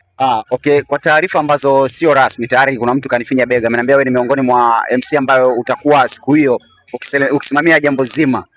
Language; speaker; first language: Swahili; native; Swahili